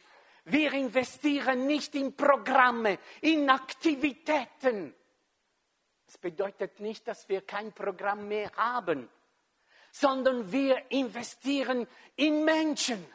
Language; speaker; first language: German; non-native, fluent; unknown